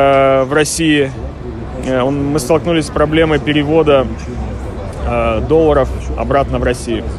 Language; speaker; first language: Russian; native; Russian